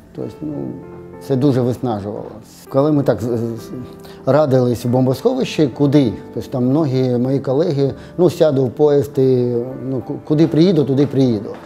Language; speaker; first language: Ukrainian; non-native, local second language; Russian